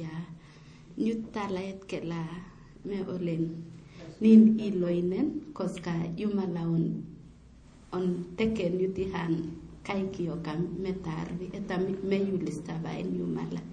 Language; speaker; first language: Finnish; non-native, learner; Swahili